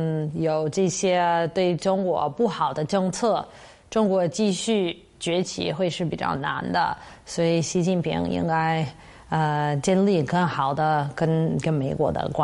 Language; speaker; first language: Chinese; non-native, fluent; English